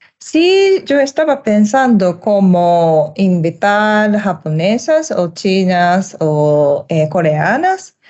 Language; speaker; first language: Spanish; non-native, learner; Japanese